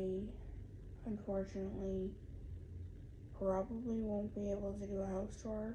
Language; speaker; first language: English; native; English